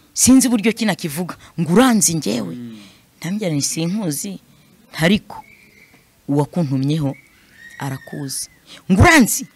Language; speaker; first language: Kinyarwanda; non-native, fluent; Swahili